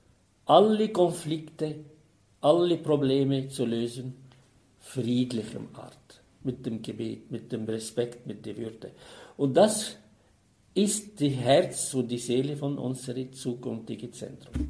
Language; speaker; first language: German; non-native, fluent; Arabic